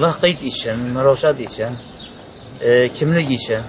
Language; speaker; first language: Turkish; non-native, local second language; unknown